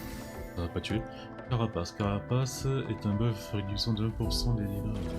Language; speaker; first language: French; native; French